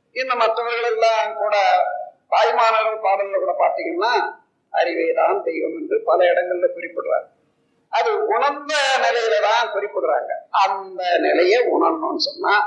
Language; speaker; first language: Tamil; native; Tamil